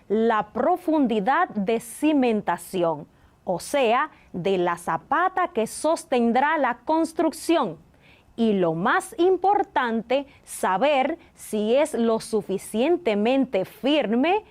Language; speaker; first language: Spanish; native; Spanish